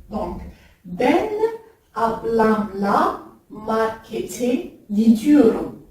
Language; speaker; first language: Turkish; non-native, learner; French